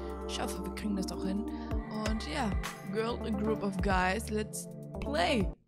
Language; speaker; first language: German; native; German